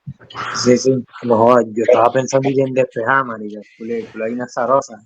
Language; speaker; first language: Spanish; native; Spanish